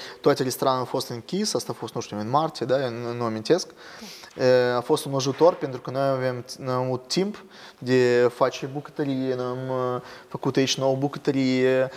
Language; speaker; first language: Romanian; non-native, learner; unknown